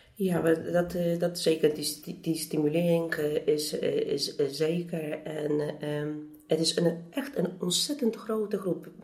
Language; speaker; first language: Dutch; non-native, fluent; Polish